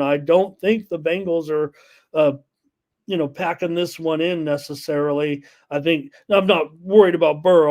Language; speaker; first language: English; native; English